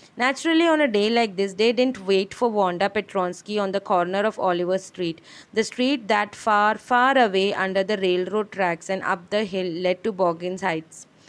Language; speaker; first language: English; non-native, local second language; Malayalam